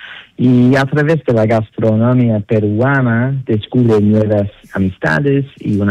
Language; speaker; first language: Spanish; non-native, fluent; English